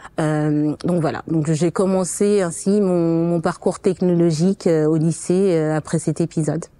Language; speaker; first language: French; non-native, fluent; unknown